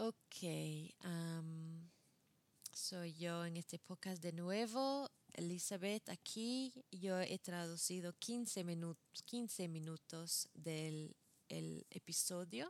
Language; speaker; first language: Spanish; non-native, fluent; English